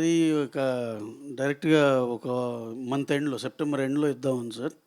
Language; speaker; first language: Telugu; native; Telugu